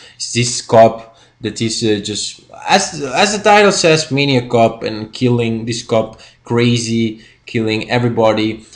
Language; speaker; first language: English; non-native, fluent; Spanish